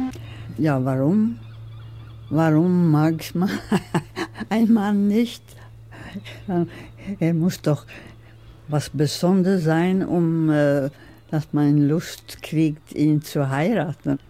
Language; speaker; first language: German; non-native, fluent; Swedish